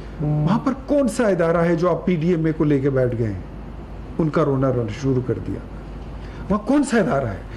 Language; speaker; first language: Urdu; non-native, local second language; Pashto